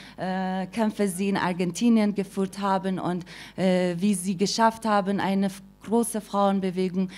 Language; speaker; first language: German; non-native, fluent; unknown